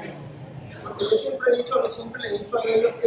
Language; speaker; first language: Spanish; native; Spanish